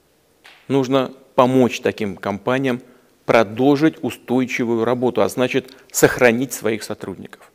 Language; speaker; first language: Russian; native; Russian